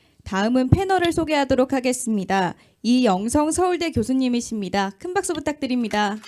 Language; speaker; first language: Korean; native; Korean